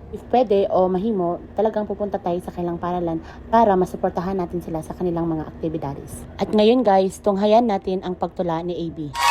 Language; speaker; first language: Filipino; non-native, local second language; Cebuano